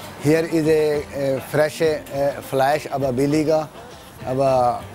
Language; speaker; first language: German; non-native, learner; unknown